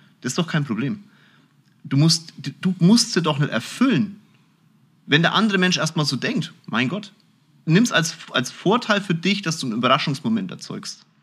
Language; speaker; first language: German; native; German